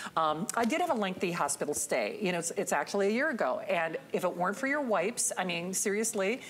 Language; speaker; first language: English; native; English